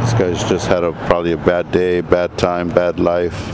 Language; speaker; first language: English; early bilingual, other home language; Spanish